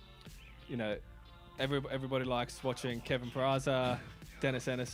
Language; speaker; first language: English; native; English